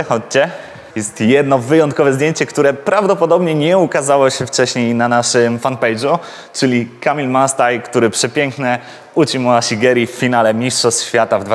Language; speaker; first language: Polish; native; Polish